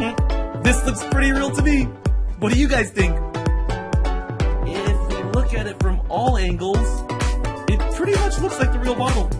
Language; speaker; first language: English; native; English